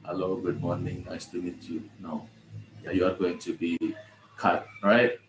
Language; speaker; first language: English; non-native, fluent; Indonesian